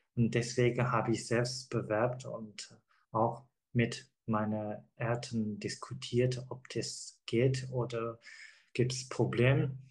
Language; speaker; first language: German; non-native, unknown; Chinese